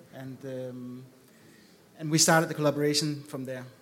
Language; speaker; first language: English; non-native, fluent; Danish